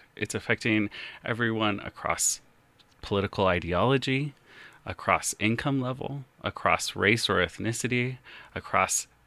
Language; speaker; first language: English; native; English